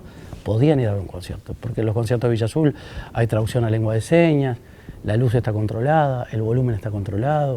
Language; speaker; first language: Spanish; native; Spanish